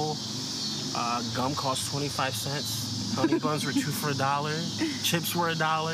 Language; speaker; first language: English; early bilingual, other home language; Spanish